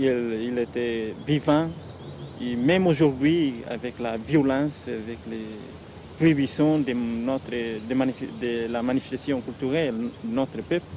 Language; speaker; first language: French; non-native, fluent; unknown